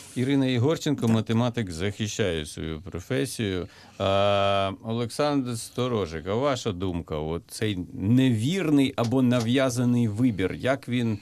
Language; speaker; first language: Ukrainian; native; Ukrainian